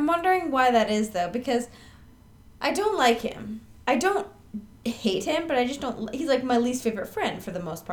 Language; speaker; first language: English; native; English